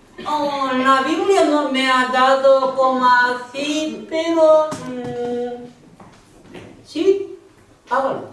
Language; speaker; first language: Spanish; non-native, learner; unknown